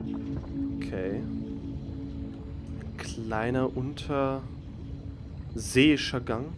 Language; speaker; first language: German; native; German